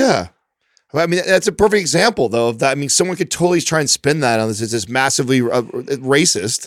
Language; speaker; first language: English; native; English